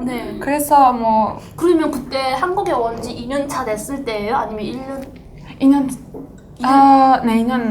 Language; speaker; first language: Korean; non-native, fluent; French